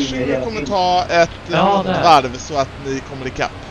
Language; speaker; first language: Swedish; native; Swedish